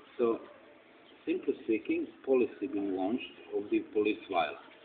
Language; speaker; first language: English; non-native, fluent; Croatian